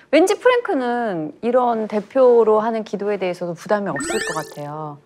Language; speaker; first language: Korean; native; Korean